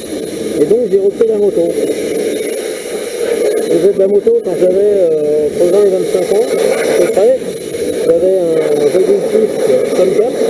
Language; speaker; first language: French; native; French